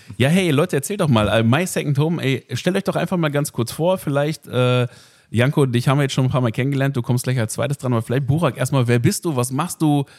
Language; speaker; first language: German; native; German